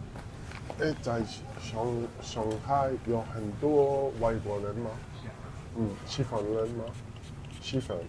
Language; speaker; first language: Chinese; non-native, learner; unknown